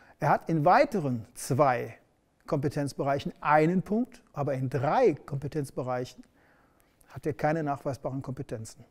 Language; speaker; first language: German; native; German